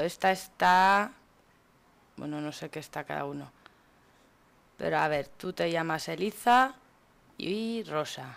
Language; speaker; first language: Spanish; native; Spanish